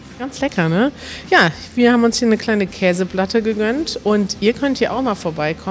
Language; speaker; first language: German; native; German